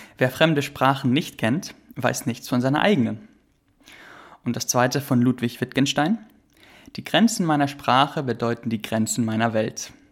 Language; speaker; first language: German; native; German